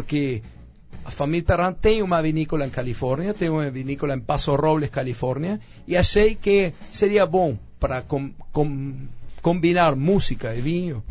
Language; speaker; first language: Portuguese; non-native, fluent; Spanish